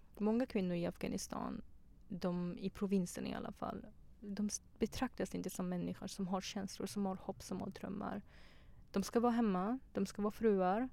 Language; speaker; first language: Swedish; early bilingual, other home language; Persian